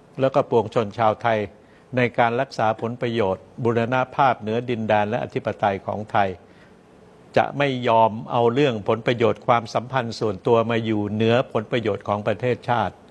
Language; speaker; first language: Thai; native; Thai